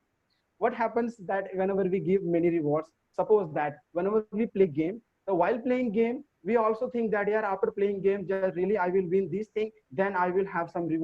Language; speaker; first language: English; non-native, learner; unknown